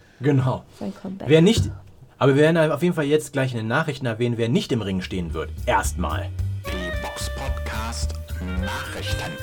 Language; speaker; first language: German; native; German